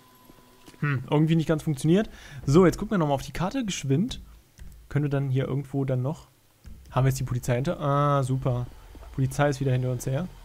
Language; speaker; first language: German; native; German